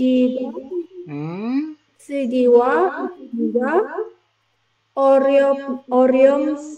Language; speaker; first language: Korean; non-native, learner; Indonesian